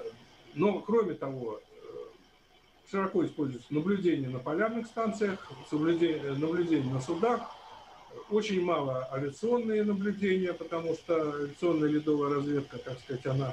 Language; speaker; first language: Russian; native; Russian